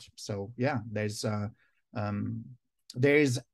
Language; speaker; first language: English; non-native, fluent; French